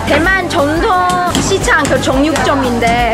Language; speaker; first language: Korean; non-native, fluent; Chinese